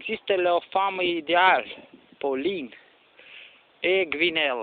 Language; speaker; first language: French; non-native, learner; Romanian